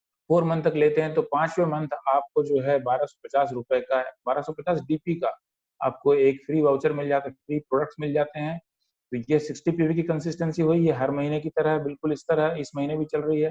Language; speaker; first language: Hindi; native; Hindi